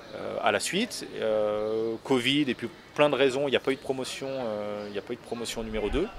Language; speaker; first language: French; native; French